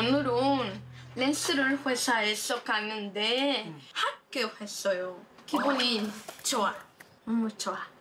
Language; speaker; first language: Korean; non-native, learner; Spanish